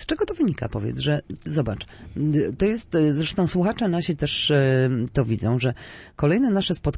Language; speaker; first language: Polish; native; Polish